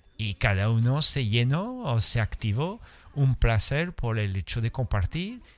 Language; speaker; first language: Spanish; non-native, fluent; French